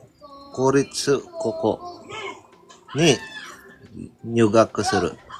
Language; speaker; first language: Japanese; non-native, learner; Filipino